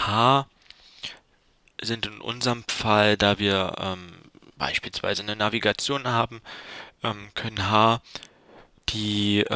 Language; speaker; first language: German; native; German